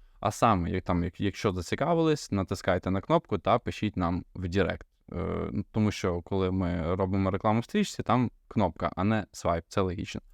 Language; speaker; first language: Ukrainian; non-native, local second language; Russian